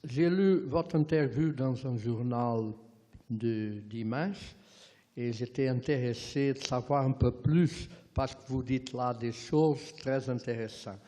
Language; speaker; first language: French; non-native, fluent; Portuguese